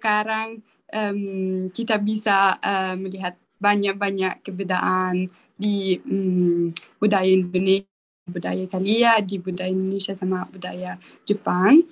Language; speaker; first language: Indonesian; non-native, learner; Italian